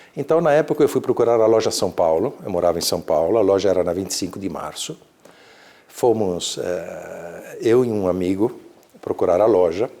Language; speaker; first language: Portuguese; early bilingual, other home language; Italian